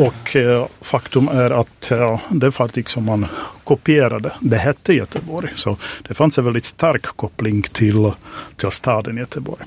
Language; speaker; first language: Swedish; non-native, fluent; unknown